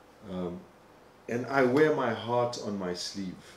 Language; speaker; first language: English; non-native, local second language; Morisyen